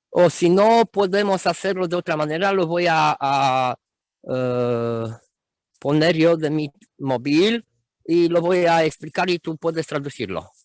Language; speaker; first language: Spanish; non-native, fluent; Romanian